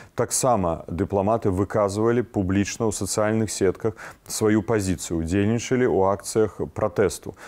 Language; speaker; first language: Belarusian; native; Belarusian